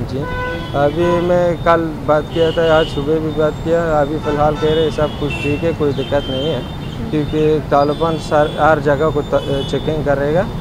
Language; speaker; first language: Hindi; non-native, learner; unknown